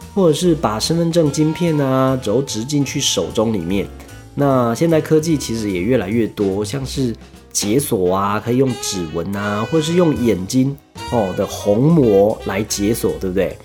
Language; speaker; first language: Chinese; native; Chinese